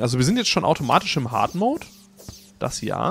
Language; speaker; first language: German; native; German